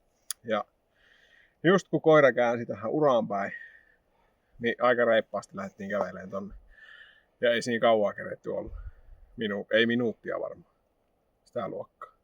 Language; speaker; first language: Finnish; native; Finnish